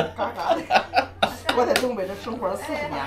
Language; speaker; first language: Chinese; native; Chinese